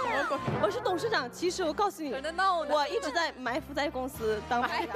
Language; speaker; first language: Chinese; native; Chinese